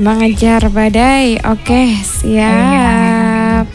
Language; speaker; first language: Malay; non-native, local second language; Javanese